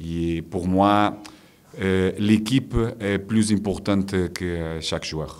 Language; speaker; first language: French; non-native, fluent; Portuguese